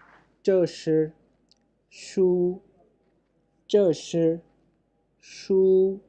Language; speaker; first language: Chinese; non-native, fluent; Urdu